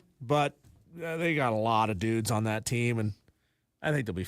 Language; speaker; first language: English; native; English